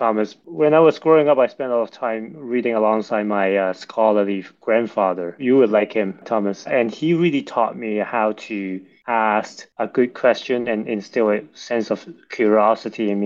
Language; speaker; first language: English; non-native, local second language; Cantonese